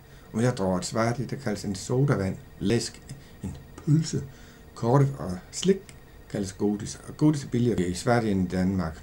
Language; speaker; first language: Swedish; non-native, learner; Danish